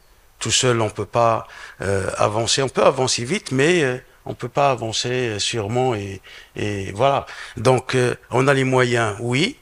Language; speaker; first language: French; non-native, local second language; Arabic